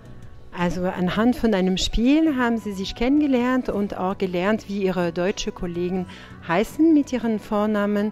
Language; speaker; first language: German; non-native, fluent; French